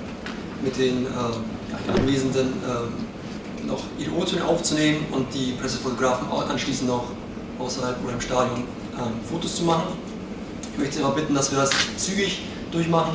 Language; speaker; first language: German; native; German